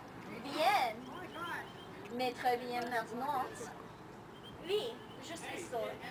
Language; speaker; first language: French; non-native, learner; English